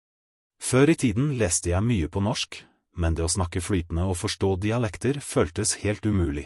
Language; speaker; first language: Norwegian; non-native, fluent; Russian